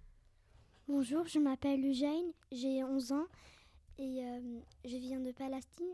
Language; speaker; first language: French; early bilingual, other home language; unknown